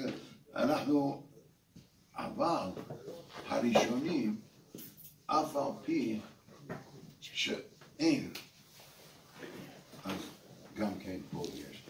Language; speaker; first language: Hebrew; non-native, fluent; English